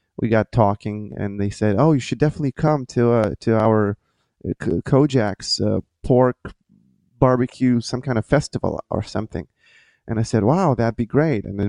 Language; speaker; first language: English; non-native, fluent; Lithuanian